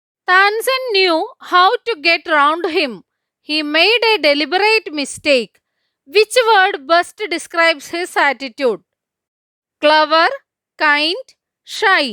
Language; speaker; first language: English; non-native, local second language; Malayalam